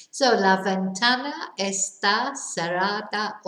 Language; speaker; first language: Spanish; non-native, fluent; English